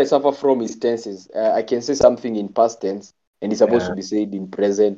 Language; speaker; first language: English; non-native, local second language; Kikuyu